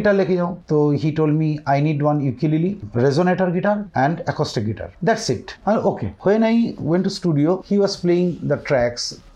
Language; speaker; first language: English; non-native, local second language; Bangla